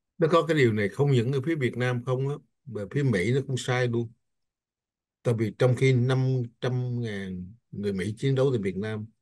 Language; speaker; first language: Vietnamese; native; Vietnamese